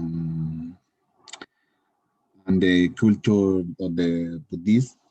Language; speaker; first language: English; non-native, learner; Spanish